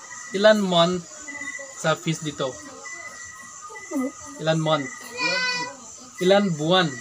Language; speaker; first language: Filipino; non-native, learner; Nepali